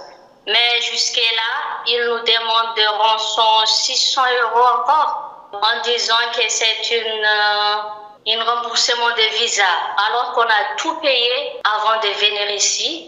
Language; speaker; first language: French; non-native, local second language; Malagasy